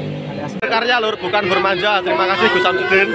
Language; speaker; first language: Indonesian; non-native, local second language; Javanese